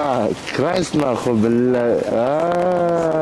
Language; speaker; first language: Russian; non-native, local second language; Kyrgyz